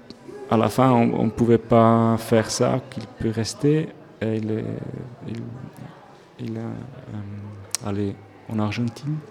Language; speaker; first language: French; non-native, local second language; Swiss German